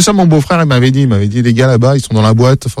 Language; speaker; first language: French; native; French